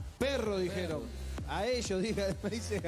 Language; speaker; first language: Spanish; native; Spanish